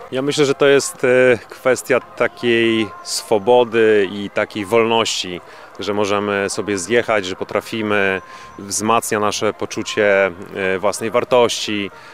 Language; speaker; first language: Polish; native; Polish